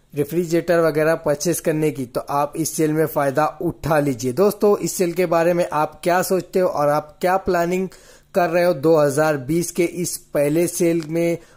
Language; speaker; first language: Hindi; native; Hindi